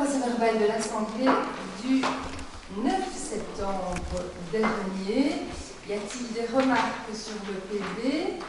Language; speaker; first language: French; native; French